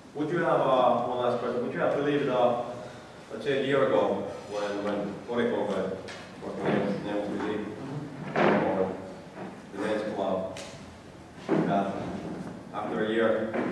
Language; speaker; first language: English; non-native, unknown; Finnish